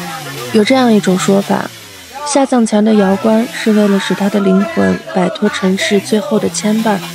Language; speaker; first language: Chinese; native; Chinese